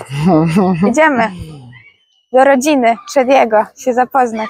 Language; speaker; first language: Polish; native; Polish